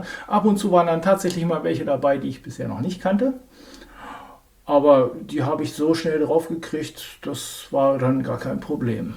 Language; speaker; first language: German; native; German